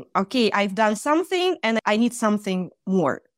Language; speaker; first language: English; non-native, fluent; Russian